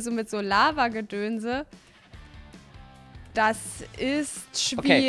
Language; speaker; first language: German; native; German